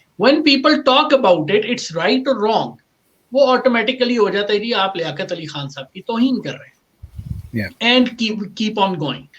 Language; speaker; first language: Urdu; native; Urdu